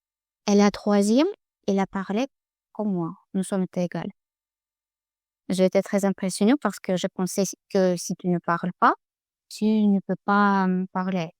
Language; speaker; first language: French; non-native, learner; Russian